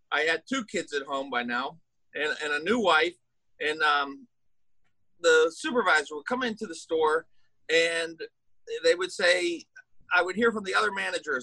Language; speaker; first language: English; native; English